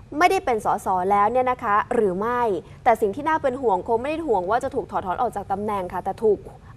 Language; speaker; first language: Thai; native; Thai